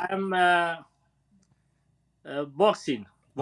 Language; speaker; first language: English; non-native, learner; Kurdish